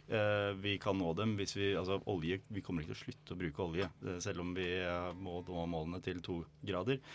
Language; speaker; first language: Norwegian; native; Norwegian